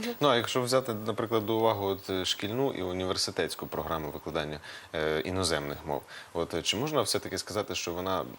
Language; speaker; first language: Ukrainian; native; Ukrainian